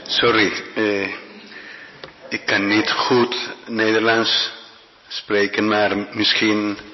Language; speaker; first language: Dutch; non-native, learner; Spanish